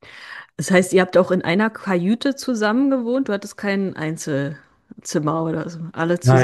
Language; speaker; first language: German; native; German